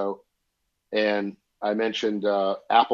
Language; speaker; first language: English; native; English